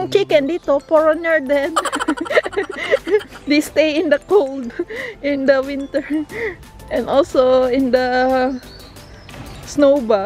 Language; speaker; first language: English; non-native, learner; Filipino